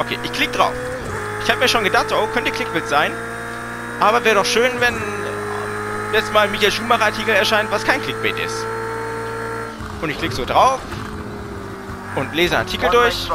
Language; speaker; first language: German; native; German